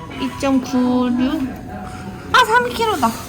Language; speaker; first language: Korean; native; Korean